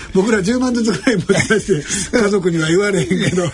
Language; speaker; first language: Japanese; native; Japanese